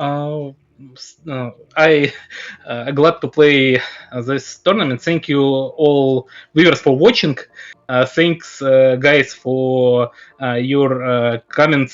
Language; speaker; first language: English; non-native, learner; Russian